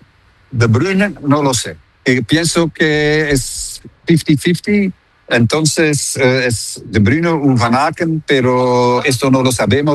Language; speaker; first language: Spanish; non-native, learner; Dutch